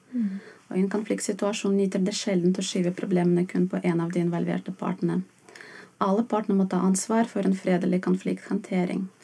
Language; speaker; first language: Norwegian; non-native, fluent; Russian